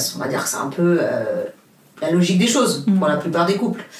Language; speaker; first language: French; non-native, fluent; Portuguese